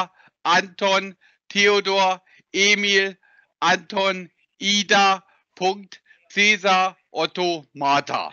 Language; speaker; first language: German; native; German